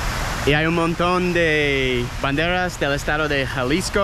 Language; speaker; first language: Spanish; non-native, fluent; English